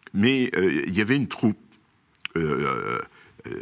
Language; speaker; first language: French; native; French